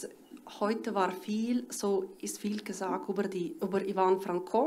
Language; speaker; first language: German; non-native, learner; Ukrainian